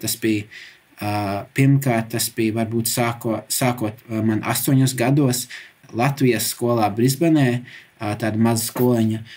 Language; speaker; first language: Latvian; early bilingual, heritage; English